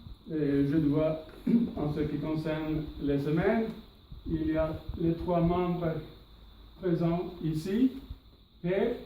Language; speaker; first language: French; non-native, fluent; Norwegian